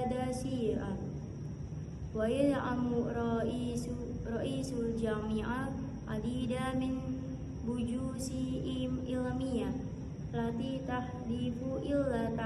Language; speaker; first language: Arabic; non-native, learner; Indonesian